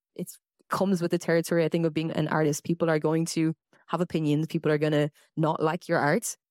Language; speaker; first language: English; native; English